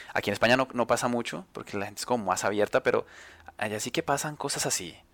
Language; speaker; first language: Spanish; native; Spanish